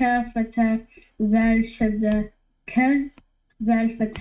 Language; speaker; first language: Arabic; non-native, learner; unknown